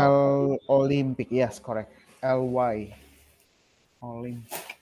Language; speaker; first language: English; non-native, learner; Indonesian